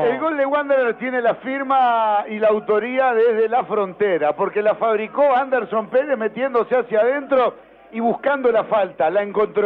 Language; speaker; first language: Spanish; native; Spanish